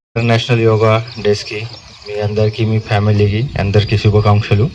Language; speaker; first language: Telugu; non-native, local second language; Hindi